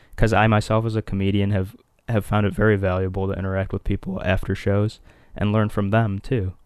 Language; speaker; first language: English; early bilingual, other home language; Hindi